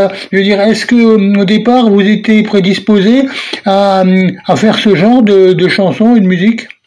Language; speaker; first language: French; native; French